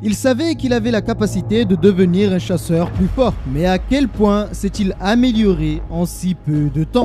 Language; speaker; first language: French; native; French